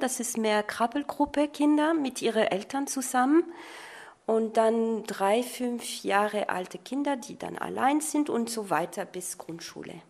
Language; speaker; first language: German; non-native, fluent; French